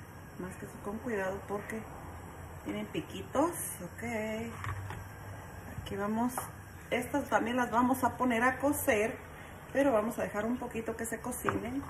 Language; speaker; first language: Spanish; native; Spanish